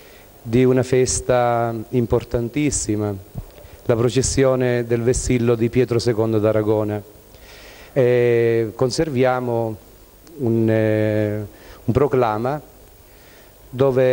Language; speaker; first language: Italian; native; Italian